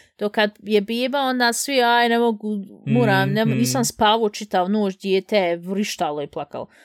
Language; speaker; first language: Bosnian; early bilingual, heritage; Bosnian